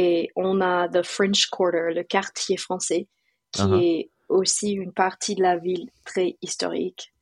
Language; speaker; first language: French; non-native, fluent; English